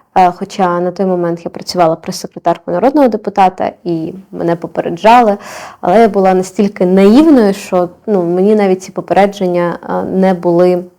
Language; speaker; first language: Ukrainian; native; Ukrainian